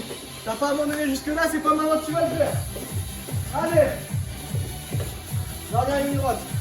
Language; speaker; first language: French; native; French